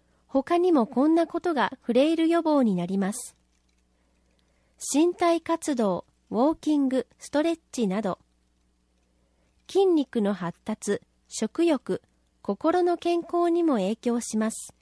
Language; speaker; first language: Japanese; native; Japanese